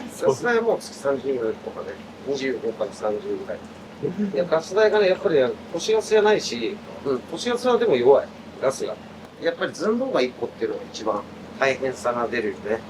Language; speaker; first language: Japanese; native; Japanese